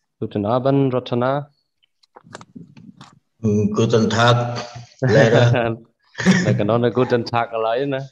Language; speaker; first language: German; non-native, fluent; Khmer